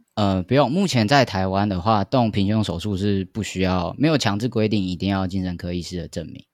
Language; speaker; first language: Chinese; native; Chinese